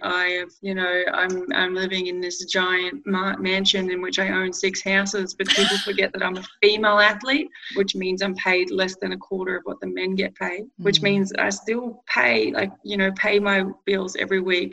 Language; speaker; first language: English; native; English